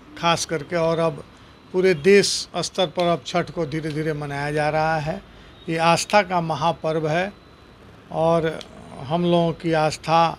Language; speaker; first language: Hindi; native; Hindi